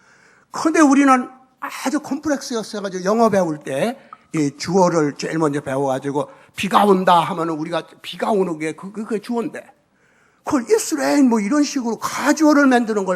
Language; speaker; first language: Korean; native; Korean